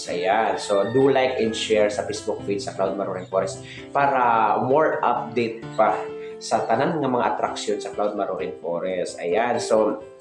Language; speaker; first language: Cebuano; non-native, local second language; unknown